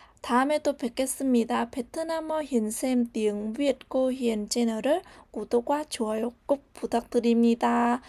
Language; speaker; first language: Korean; non-native, learner; Vietnamese